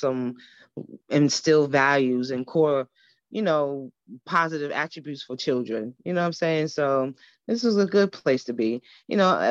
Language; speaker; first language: English; native; English